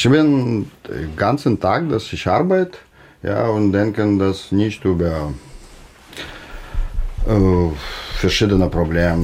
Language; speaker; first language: German; non-native, learner; Russian